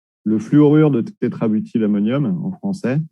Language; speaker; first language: French; native; French